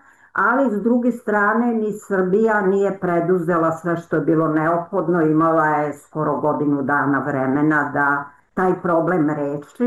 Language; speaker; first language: Serbian; native; Serbian